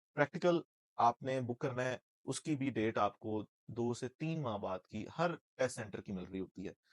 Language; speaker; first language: Urdu; non-native, local second language; Punjabi